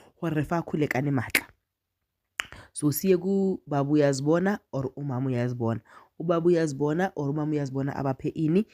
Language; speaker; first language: Zulu; non-native, local second language; Southern Sotho